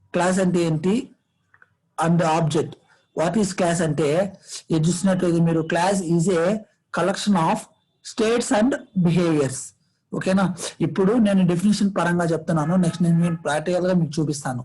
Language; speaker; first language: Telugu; native; Telugu